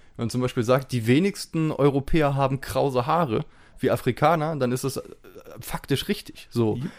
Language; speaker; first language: German; native; German